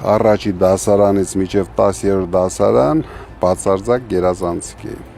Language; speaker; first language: Armenian; native; Armenian